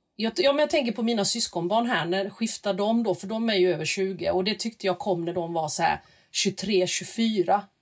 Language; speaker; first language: Swedish; early bilingual, other home language; Russian